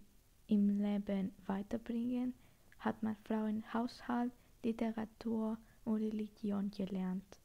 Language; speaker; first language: German; non-native, learner; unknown